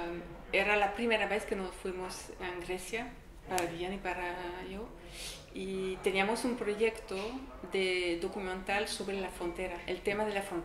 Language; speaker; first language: Spanish; non-native, learner; French